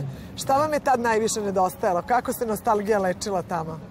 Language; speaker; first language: Serbian; native; Serbian